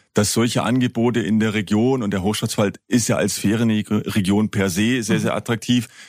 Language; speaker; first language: German; native; German